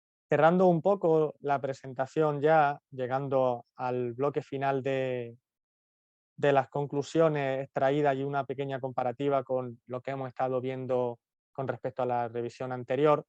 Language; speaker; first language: Spanish; native; Spanish